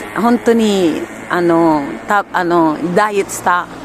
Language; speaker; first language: Japanese; non-native, learner; Filipino